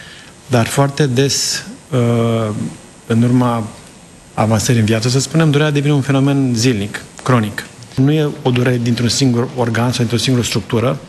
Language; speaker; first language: Romanian; native; Romanian